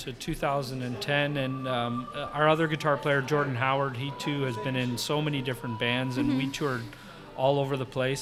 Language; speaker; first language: English; native; English